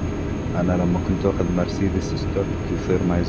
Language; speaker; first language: Arabic; native; Arabic